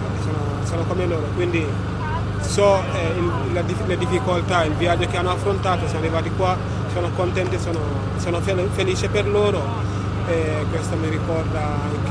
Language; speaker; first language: Italian; non-native, fluent; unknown